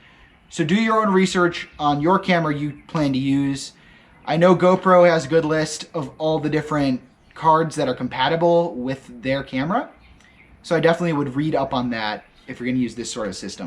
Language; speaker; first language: English; native; English